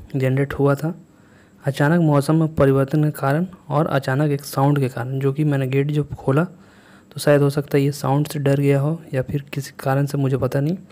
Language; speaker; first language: Hindi; native; Hindi